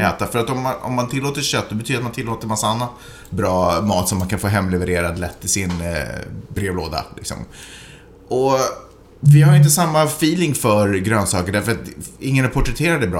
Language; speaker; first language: Swedish; native; Swedish